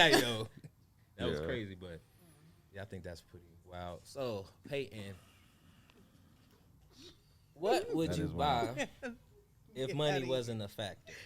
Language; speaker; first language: English; native; English